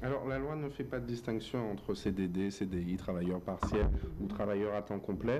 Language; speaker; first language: French; native; French